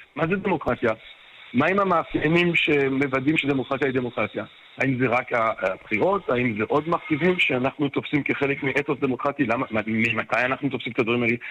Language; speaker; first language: Hebrew; non-native, fluent; French